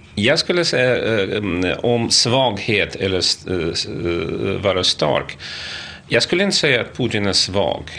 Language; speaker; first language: Swedish; non-native, fluent; Russian